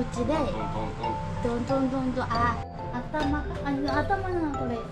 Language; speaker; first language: Japanese; non-native, learner; Korean